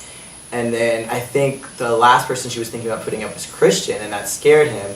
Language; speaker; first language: English; native; English